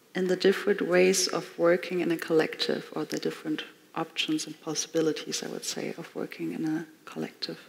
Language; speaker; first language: English; non-native, fluent; German